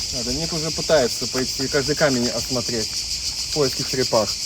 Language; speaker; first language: Russian; native; Russian